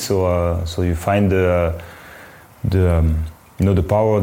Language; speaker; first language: English; non-native, fluent; French